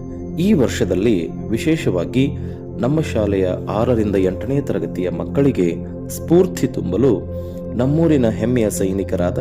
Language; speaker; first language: Kannada; native; Kannada